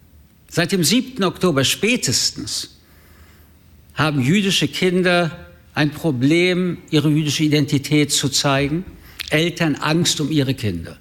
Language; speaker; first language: German; early bilingual, other home language; French